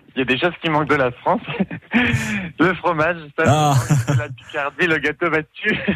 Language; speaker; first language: French; native; French